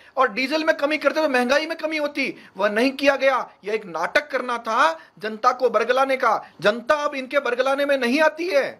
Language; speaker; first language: Hindi; native; Hindi